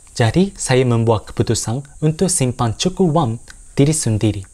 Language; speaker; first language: Malay; non-native, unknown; Japanese